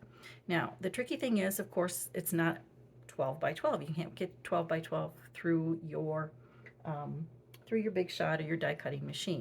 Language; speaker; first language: English; native; English